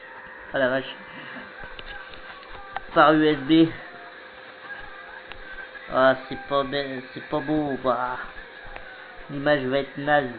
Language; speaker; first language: French; native; French